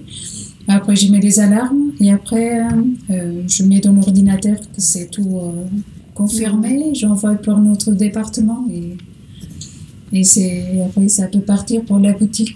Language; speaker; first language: French; non-native, learner; Portuguese